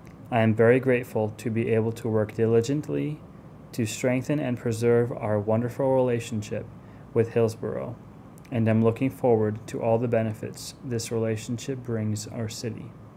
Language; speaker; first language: English; native; English